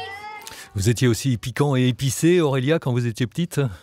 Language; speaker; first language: French; native; French